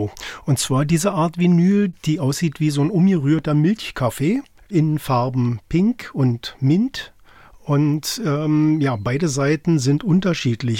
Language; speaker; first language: German; native; German